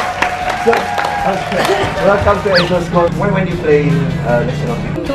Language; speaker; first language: English; non-native, fluent; Indonesian